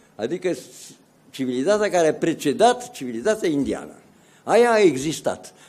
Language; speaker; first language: Romanian; native; Romanian